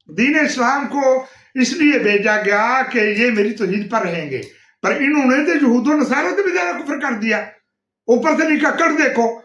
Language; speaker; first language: Urdu; non-native, local second language; Punjabi